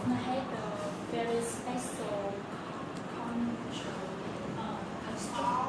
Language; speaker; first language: English; non-native, learner; Vietnamese